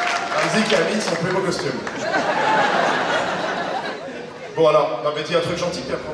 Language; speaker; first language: French; native; French